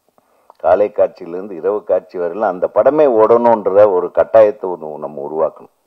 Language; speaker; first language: Tamil; native; Tamil